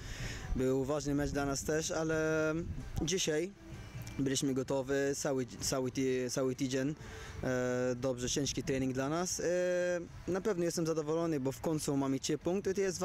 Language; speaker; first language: Polish; non-native, learner; Arabic